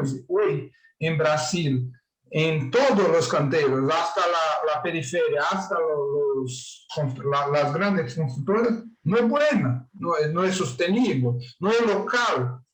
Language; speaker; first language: Spanish; non-native, learner; Portuguese